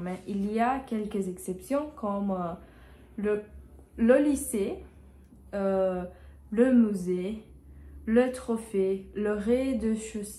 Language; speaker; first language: French; non-native, learner; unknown